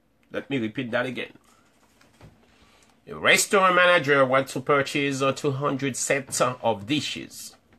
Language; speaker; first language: English; non-native, fluent; Haitian Creole